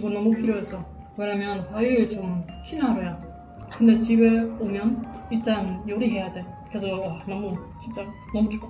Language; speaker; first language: Korean; non-native, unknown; German